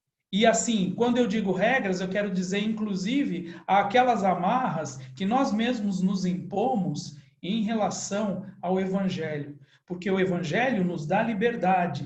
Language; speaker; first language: Portuguese; native; Portuguese